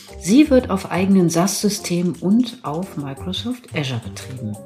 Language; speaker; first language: German; native; German